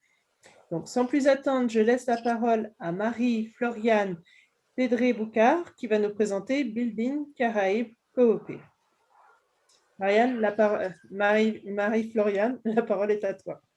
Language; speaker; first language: French; native; French